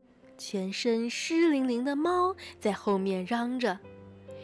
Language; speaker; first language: Chinese; native; Chinese